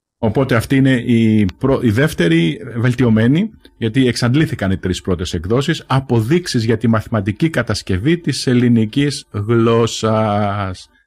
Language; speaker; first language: Greek; native; Greek